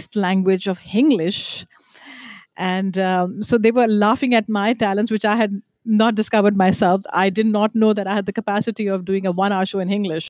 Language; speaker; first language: English; non-native, local second language; Hindi